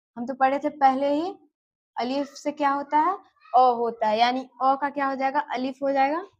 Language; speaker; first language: Hindi; native; Hindi